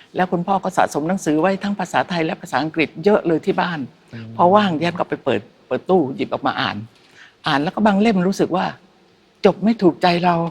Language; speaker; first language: Thai; native; Thai